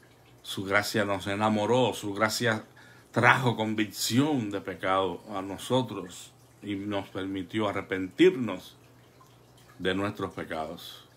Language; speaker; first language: Spanish; native; Spanish